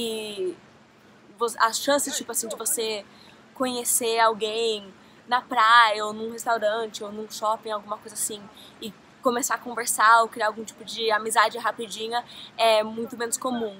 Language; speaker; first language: Portuguese; early bilingual, heritage; Portuguese